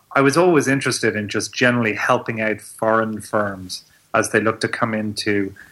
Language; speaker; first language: English; native; English